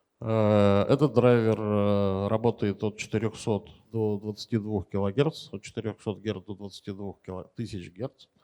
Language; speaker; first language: Russian; native; Russian